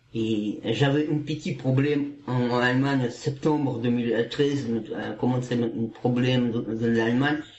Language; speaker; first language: French; non-native, learner; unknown